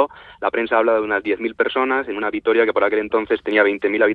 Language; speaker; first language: Spanish; native; Spanish